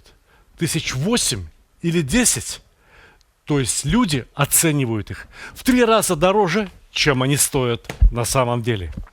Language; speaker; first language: Russian; native; Russian